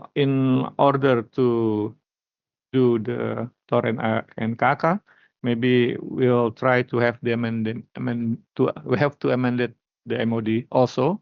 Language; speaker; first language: English; non-native, learner; Indonesian